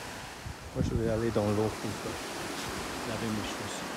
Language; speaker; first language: French; non-native, learner; Chinese